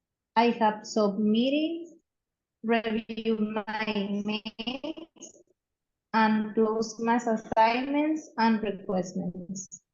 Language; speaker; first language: English; non-native, learner; Spanish